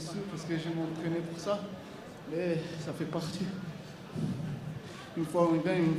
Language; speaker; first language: French; non-native, fluent; Portuguese